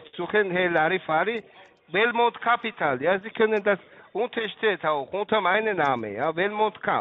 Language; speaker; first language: German; non-native, learner; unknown